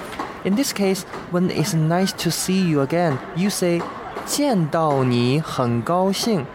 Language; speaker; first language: English; non-native, fluent; Chinese